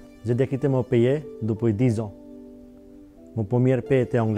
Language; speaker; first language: French; non-native, learner; Bangla